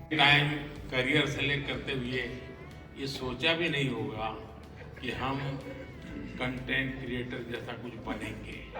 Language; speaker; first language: Hindi; native; Hindi